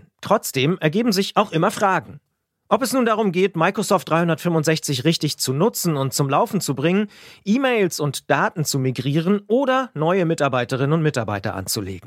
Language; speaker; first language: German; native; German